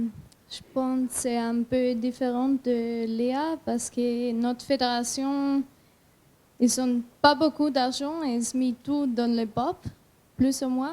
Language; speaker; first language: French; non-native, learner; German